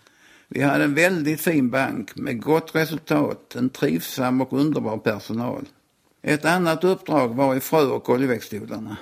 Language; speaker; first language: Swedish; native; Swedish